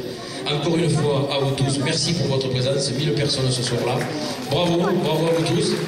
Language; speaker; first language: French; native; French